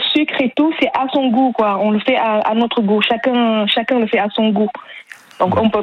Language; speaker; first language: French; non-native, local second language; Wolof